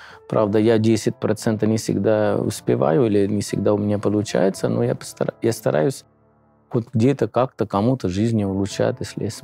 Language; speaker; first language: Russian; non-native, fluent; Punjabi